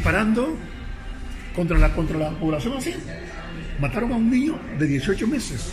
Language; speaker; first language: Spanish; native; Spanish